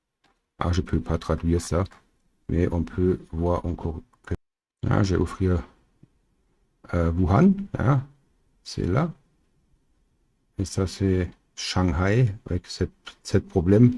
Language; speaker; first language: French; non-native, learner; German